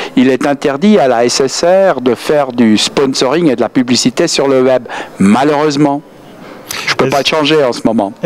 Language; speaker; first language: French; native; French